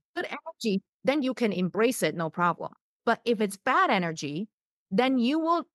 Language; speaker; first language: English; non-native, fluent; Chinese